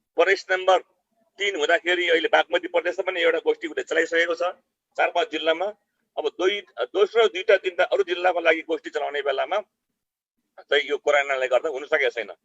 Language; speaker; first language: Nepali; non-native, local second language; Eastern Tamang